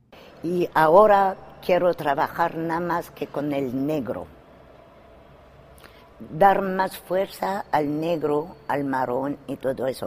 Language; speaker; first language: Spanish; non-native, fluent; French